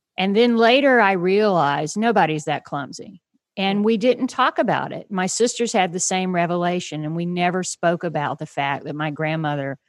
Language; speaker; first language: English; native; English